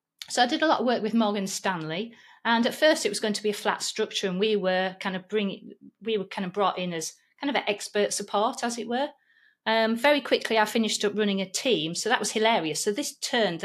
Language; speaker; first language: English; native; English